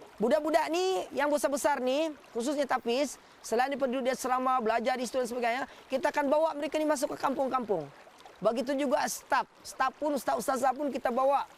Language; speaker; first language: Malay; non-native, local second language; Central Dusun